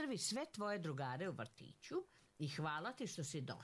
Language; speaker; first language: Serbian; native; Serbian